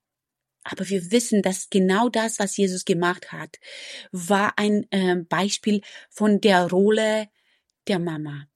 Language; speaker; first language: German; non-native, fluent; Romanian